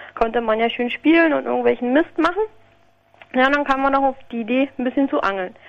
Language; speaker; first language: German; non-native, fluent; Polish